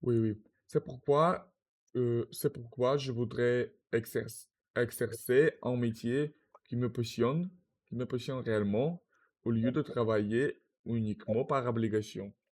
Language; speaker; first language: French; non-native, learner; Russian